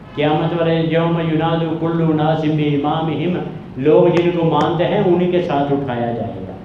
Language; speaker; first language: Urdu; non-native, local second language; Punjabi